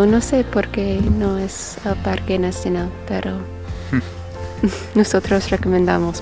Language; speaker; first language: Spanish; non-native, learner; English